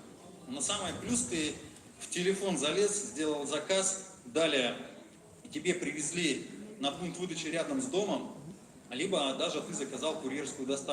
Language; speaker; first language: Russian; native; Russian